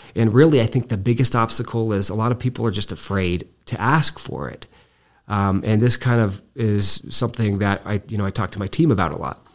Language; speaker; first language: English; native; English